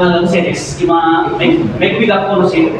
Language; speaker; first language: Japanese; non-native, learner; Indonesian